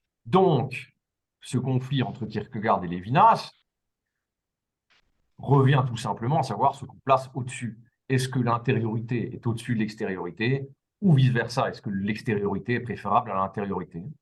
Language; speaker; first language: French; native; French